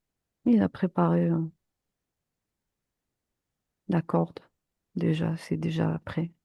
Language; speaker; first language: French; native; French